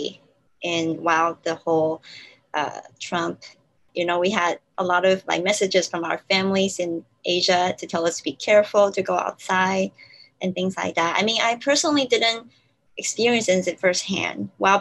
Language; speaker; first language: English; non-native, fluent; Chinese